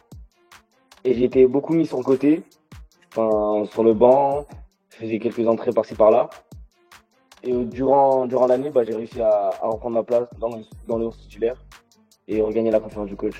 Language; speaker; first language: French; native; French